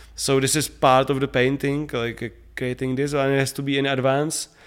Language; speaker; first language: English; non-native, fluent; Czech